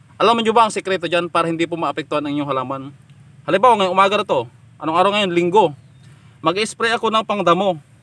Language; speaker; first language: Filipino; non-native, local second language; Iloko